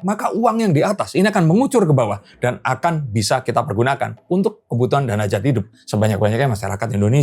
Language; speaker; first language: Indonesian; native; Indonesian